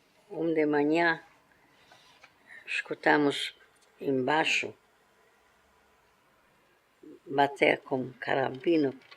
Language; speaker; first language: Portuguese; non-native, fluent; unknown